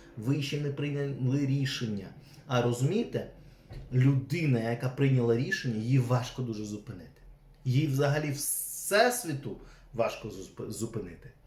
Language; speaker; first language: Ukrainian; non-native, local second language; Russian